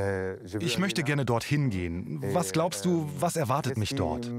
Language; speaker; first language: German; native; German